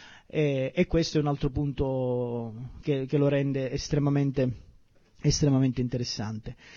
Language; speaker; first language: Italian; native; Italian